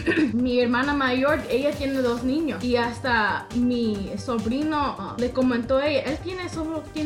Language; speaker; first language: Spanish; early bilingual, heritage; English